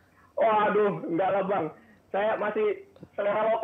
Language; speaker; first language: Indonesian; native; Indonesian